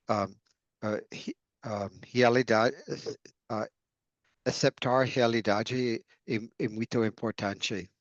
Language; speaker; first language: Portuguese; non-native, learner; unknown